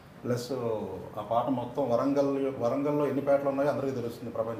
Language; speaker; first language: Telugu; native; Telugu